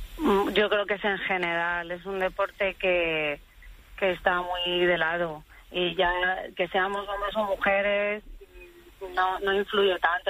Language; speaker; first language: Spanish; native; Spanish